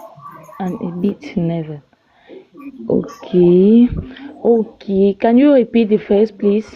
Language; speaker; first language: English; non-native, learner; French